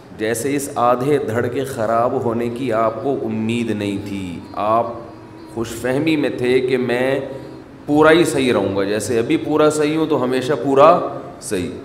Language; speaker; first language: Urdu; native; Urdu